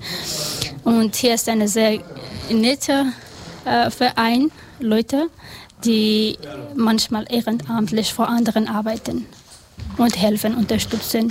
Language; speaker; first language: German; non-native, learner; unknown